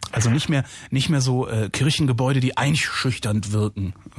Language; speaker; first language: German; native; German